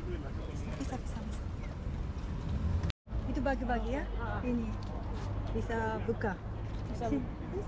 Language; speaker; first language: Indonesian; non-native, learner; Japanese